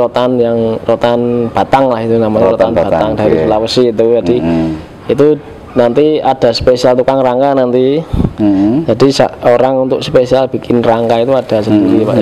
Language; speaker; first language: Indonesian; native; Indonesian